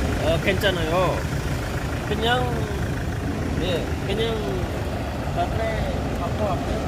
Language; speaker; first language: Korean; non-native, learner; Indonesian